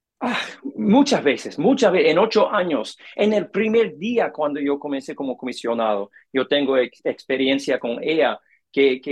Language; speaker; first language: Spanish; non-native, learner; English